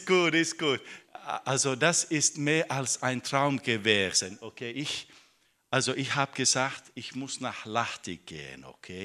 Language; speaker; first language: German; non-native, fluent; Finnish